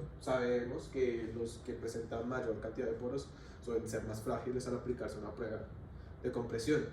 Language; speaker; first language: Spanish; native; Spanish